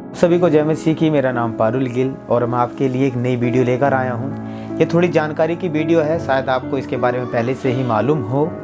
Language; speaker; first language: Hindi; native; Hindi